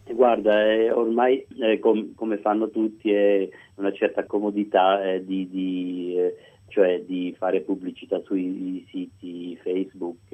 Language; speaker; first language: Italian; early bilingual, heritage; Italian